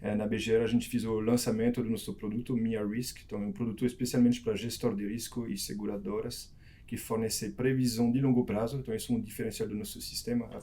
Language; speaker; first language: Portuguese; non-native, fluent; French